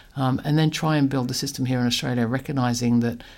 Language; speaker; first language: English; native; English